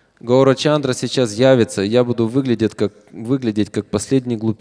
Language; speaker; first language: Russian; native; Russian